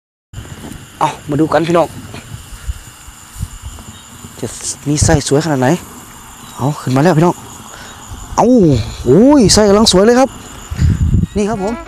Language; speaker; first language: Thai; non-native, local second language; Northeastern Thai